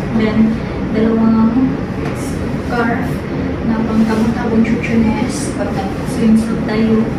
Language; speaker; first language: Filipino; non-native, local second language; Hiligaynon